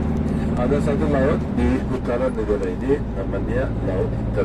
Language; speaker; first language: Indonesian; non-native, fluent; Turkish